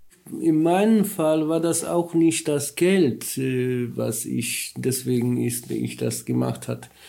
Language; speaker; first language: German; non-native, learner; Polish